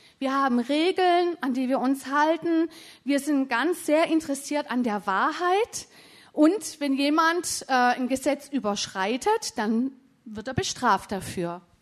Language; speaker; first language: German; native; German